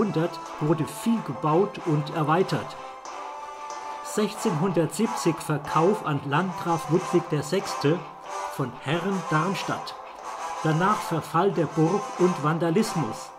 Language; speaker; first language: German; native; German